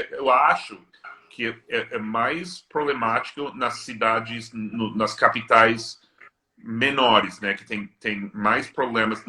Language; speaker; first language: Portuguese; non-native, fluent; English